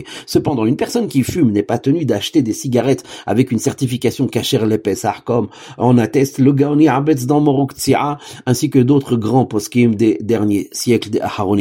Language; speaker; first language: French; native; French